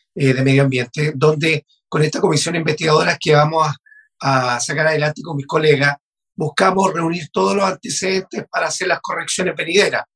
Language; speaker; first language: Spanish; native; Spanish